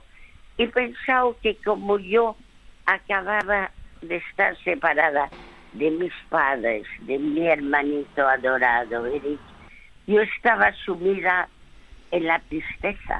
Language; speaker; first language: Spanish; early bilingual, other home language; French